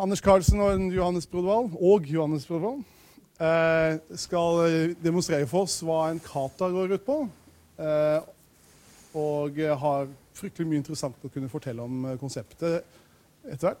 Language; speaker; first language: Norwegian; native; Norwegian